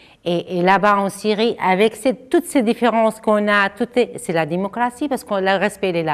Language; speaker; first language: French; non-native, fluent; Arabic